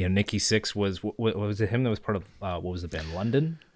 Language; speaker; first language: English; native; English